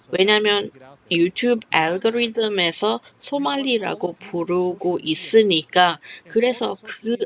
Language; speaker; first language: Korean; non-native, fluent; English